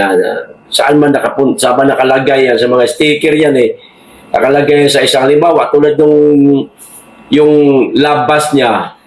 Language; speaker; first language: Filipino; non-native, local second language; Cebuano